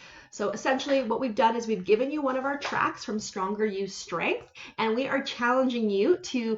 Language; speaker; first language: English; native; English